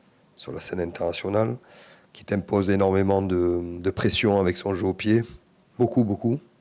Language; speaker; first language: French; native; French